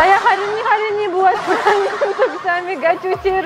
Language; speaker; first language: Indonesian; non-native, learner; Russian